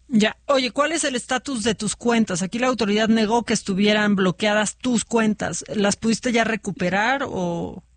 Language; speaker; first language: Spanish; native; Spanish